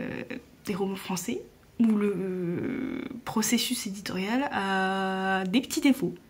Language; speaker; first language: French; native; French